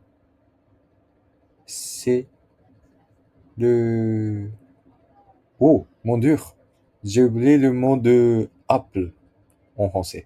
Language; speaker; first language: French; non-native, learner; Japanese